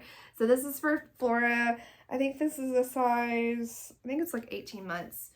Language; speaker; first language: English; native; English